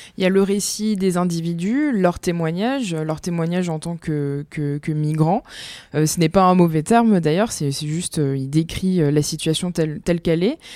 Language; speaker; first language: French; native; French